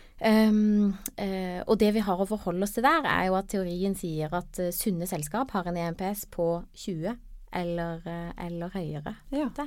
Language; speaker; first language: Norwegian; native; Norwegian